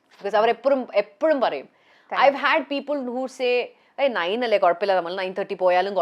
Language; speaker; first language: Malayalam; early bilingual, heritage; Malayalam